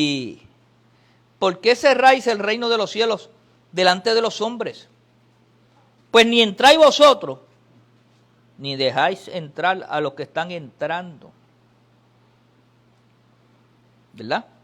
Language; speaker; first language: Spanish; native; Spanish